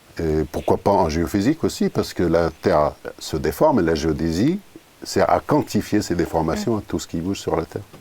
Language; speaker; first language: French; non-native, fluent; Arabic